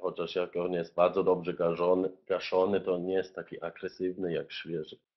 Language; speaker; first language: Polish; non-native, fluent; German